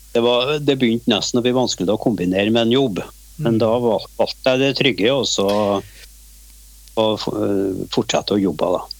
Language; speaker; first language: Norwegian; native; Norwegian